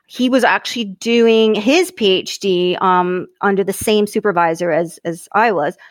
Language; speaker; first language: English; native; English